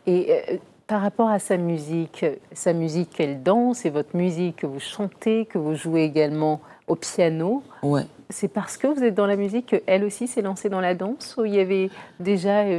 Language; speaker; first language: French; native; French